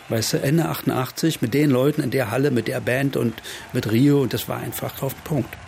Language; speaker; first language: German; native; German